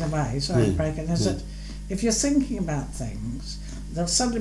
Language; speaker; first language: English; native; English